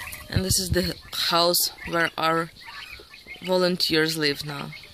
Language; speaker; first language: English; non-native, fluent; Ukrainian